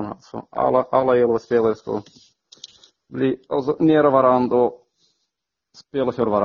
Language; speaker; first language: Swedish; non-native, fluent; Romanian